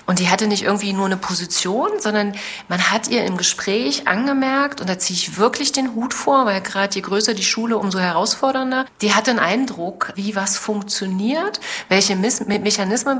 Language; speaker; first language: German; native; German